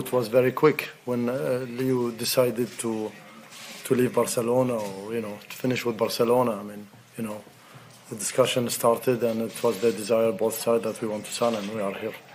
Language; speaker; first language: English; non-native, fluent; Arabic